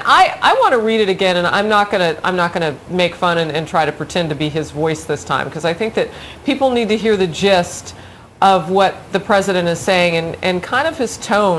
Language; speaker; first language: English; native; English